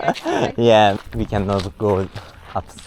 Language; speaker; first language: English; non-native, learner; Japanese